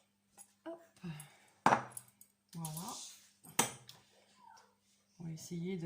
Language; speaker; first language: French; native; French